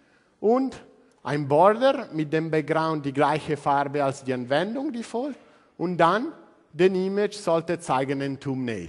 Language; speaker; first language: German; non-native, learner; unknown